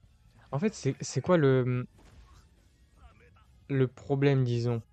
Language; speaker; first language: French; native; French